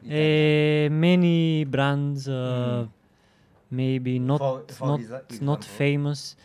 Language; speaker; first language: English; non-native, learner; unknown